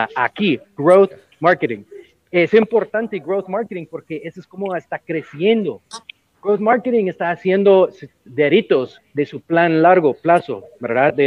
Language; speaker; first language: Spanish; non-native, learner; English